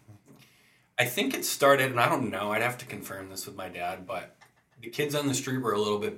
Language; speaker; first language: English; native; English